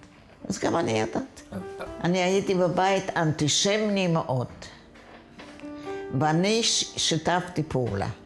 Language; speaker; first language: Hebrew; non-native, fluent; Yiddish